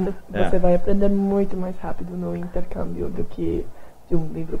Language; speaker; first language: Portuguese; non-native, fluent; English